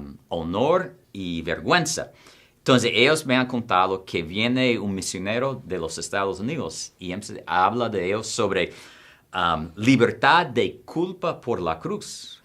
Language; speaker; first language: Spanish; non-native, fluent; English